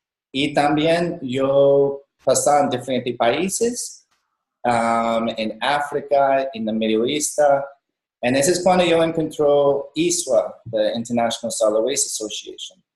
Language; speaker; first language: Spanish; non-native, learner; English